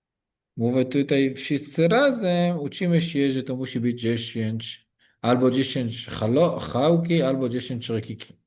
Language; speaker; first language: Polish; non-native, learner; Hebrew